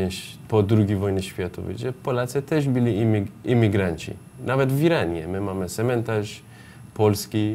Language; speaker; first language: Polish; non-native, learner; Persian